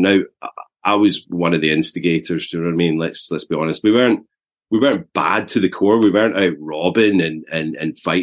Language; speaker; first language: English; native; English